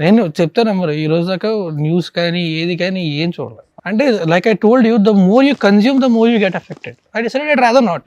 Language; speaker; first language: Telugu; native; Telugu